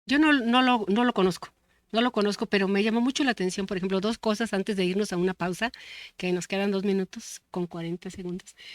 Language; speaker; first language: Spanish; native; Spanish